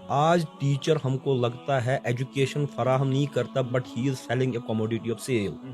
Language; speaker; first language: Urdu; non-native, local second language; Kashmiri